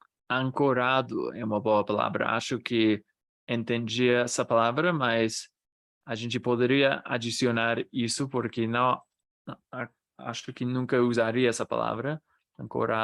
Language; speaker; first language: Portuguese; non-native, fluent; English